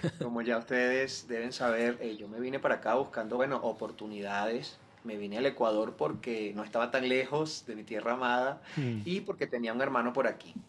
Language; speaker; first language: Spanish; native; Spanish